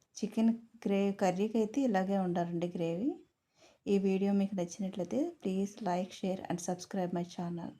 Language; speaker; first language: Telugu; native; Telugu